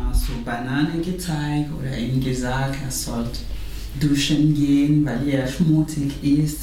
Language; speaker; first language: German; non-native, fluent; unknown